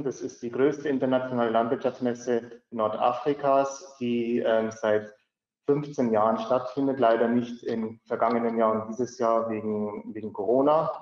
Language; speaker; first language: German; native; German